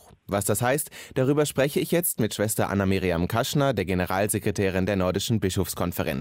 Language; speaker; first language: German; native; German